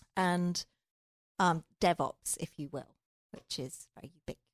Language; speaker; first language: English; native; English